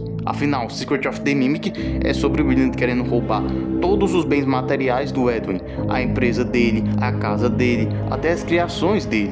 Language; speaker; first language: Portuguese; native; Portuguese